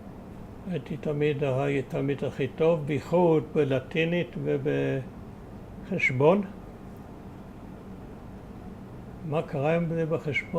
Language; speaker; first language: Hebrew; early bilingual, other home language; German